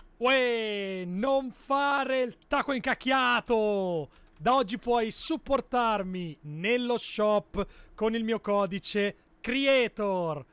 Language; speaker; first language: Italian; native; Italian